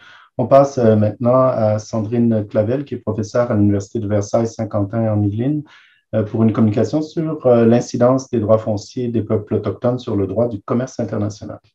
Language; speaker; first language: French; native; French